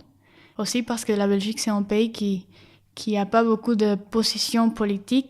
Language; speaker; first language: French; non-native, fluent; Spanish